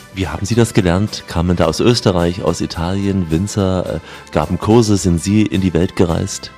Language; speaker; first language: German; native; German